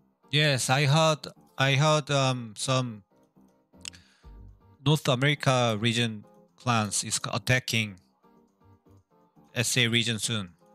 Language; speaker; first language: English; non-native, fluent; Korean